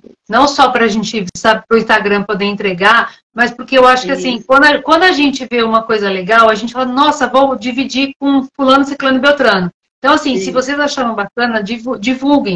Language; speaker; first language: Portuguese; native; Portuguese